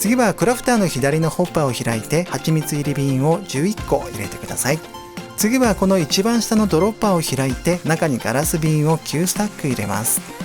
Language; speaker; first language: Japanese; native; Japanese